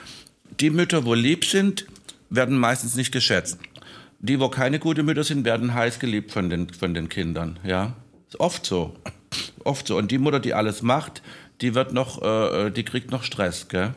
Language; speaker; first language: German; native; German